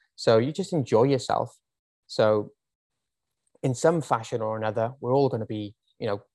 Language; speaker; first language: English; native; English